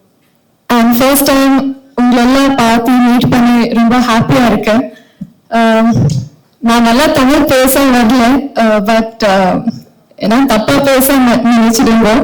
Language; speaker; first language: Tamil; non-native, learner; Kannada